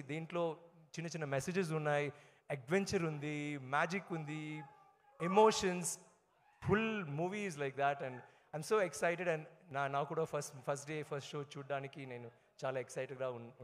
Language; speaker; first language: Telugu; non-native, learner; Tamil